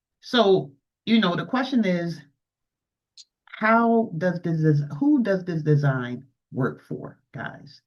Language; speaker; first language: English; native; English